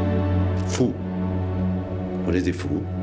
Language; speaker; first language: French; non-native, fluent; Spanish